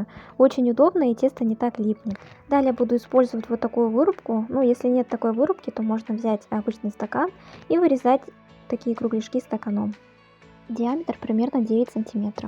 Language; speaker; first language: Russian; native; Russian